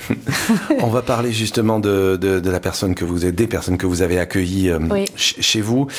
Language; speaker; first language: French; native; French